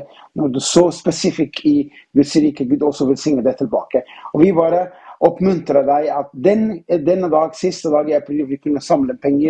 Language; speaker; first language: Norwegian; non-native, fluent; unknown